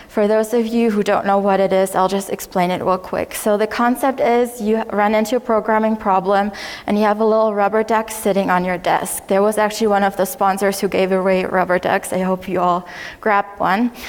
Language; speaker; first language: English; non-native, fluent; German